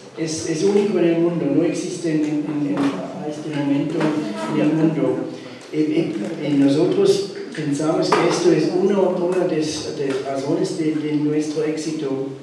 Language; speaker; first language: Spanish; non-native, learner; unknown